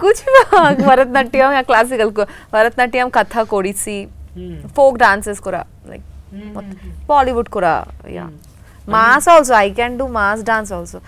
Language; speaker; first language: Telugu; non-native, learner; Bangla